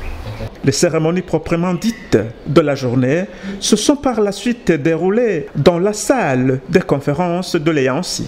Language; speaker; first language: French; non-native, local second language; Rundi